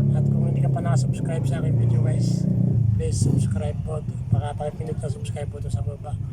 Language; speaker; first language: Filipino; non-native, local second language; Maranao